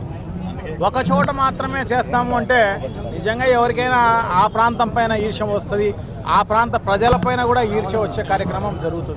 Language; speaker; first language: Telugu; native; Telugu